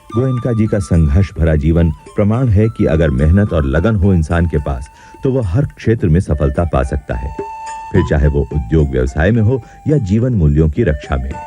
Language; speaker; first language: Hindi; native; Hindi